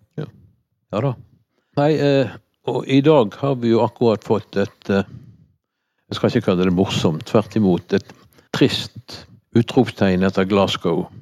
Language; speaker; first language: Norwegian; native; Norwegian